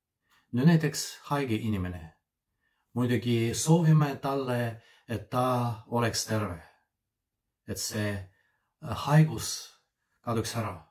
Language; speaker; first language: Estonian; non-native, fluent; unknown